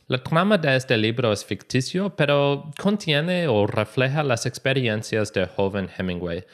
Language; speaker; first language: Spanish; non-native, learner; English